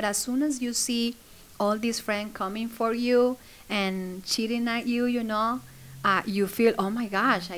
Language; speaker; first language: English; non-native, fluent; Spanish